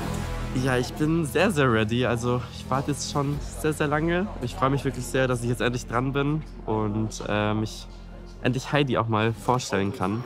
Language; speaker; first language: German; native; German